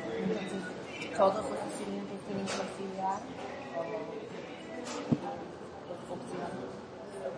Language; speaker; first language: Spanish; non-native, learner; English